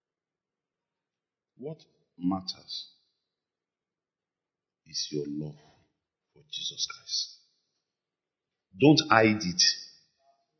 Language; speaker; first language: English; non-native, local second language; Yoruba